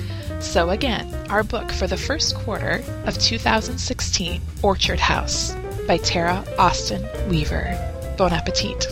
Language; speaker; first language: English; native; English